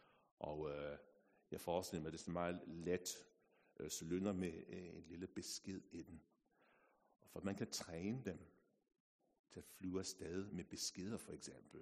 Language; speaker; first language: Danish; non-native, fluent; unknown